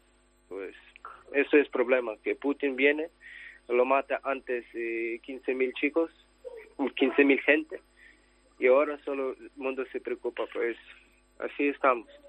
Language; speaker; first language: Spanish; non-native, learner; Ukrainian